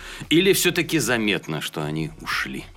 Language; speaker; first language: Russian; native; Russian